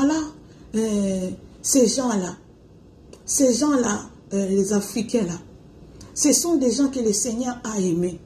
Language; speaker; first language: French; non-native, local second language; Lingala